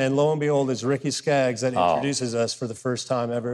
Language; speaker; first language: English; non-native, fluent; German